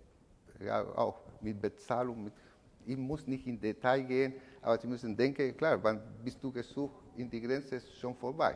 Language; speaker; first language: German; non-native, learner; Spanish